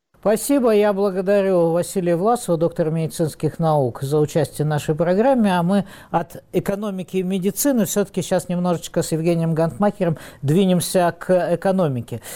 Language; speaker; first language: Russian; native; Russian